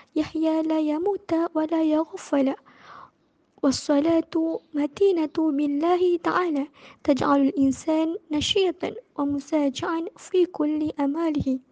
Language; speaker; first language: Arabic; non-native, learner; Malay